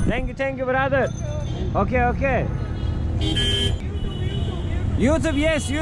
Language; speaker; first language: English; non-native, learner; Turkish